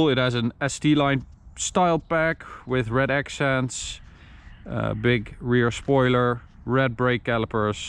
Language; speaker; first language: English; non-native, fluent; Dutch